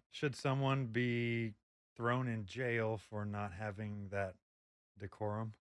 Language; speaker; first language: English; native; English